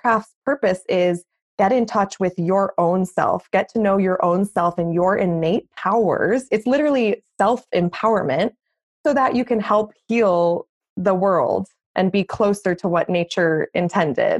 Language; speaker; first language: English; native; English